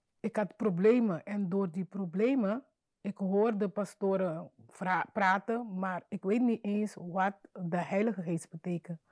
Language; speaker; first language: Dutch; non-native, fluent; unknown